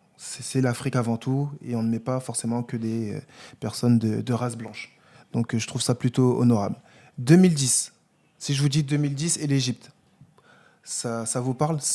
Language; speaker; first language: French; native; French